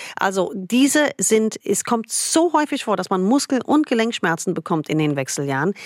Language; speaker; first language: German; non-native, fluent; English